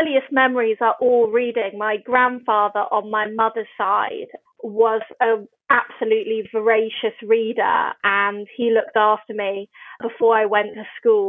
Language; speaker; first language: English; native; English